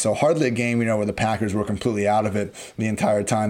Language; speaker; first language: English; native; English